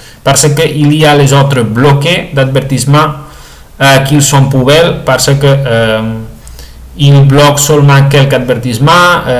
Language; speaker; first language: French; non-native, learner; Spanish